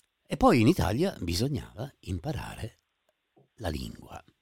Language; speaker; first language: Italian; native; Italian